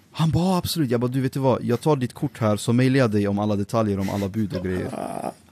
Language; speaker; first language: Swedish; early bilingual, other home language; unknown